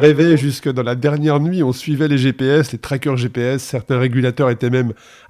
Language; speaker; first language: French; native; French